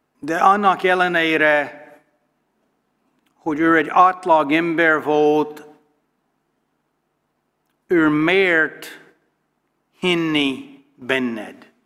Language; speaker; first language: Hungarian; non-native, learner; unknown